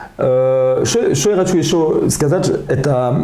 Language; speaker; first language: Ukrainian; non-native, learner; French